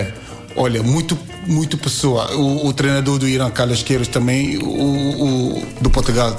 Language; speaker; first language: Portuguese; non-native, learner; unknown